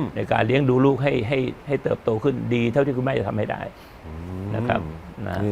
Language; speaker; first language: Thai; native; Thai